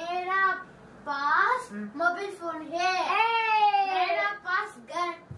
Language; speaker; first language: Hindi; non-native, learner; Tamil